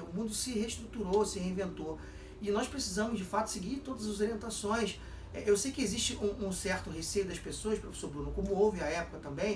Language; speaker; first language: Portuguese; native; Portuguese